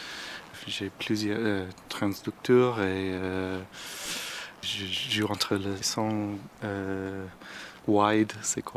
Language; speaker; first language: French; non-native, learner; English